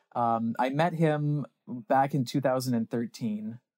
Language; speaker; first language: English; native; English